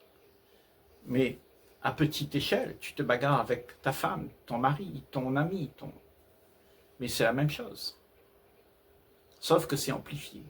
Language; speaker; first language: French; native; French